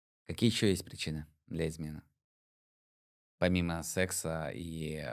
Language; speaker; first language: Russian; native; Russian